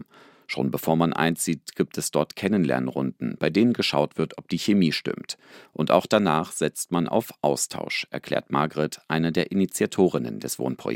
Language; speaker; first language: German; native; German